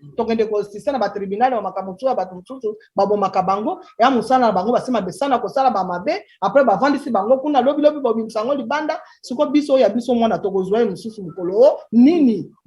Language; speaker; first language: Lingala; native; Lingala